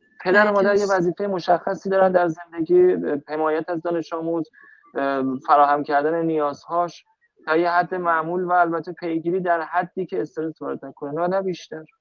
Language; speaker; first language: Persian; native; Persian